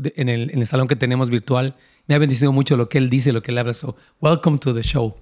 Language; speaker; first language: Spanish; native; Spanish